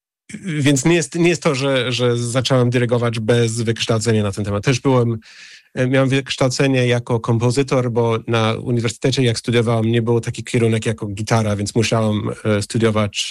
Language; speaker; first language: Polish; non-native, fluent; English